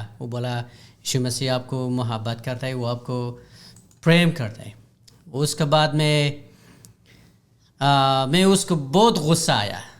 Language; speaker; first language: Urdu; non-native, learner; Hazaragi